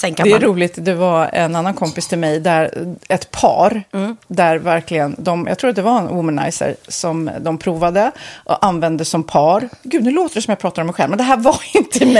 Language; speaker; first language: Swedish; native; Swedish